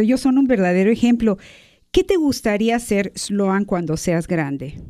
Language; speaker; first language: Spanish; native; Spanish